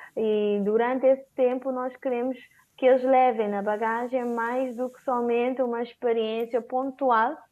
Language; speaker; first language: Portuguese; non-native, local second language; Kabuverdianu